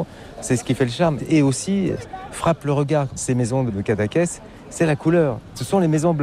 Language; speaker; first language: French; native; French